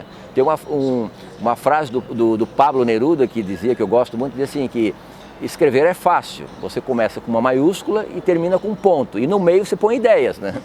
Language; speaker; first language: Portuguese; native; Portuguese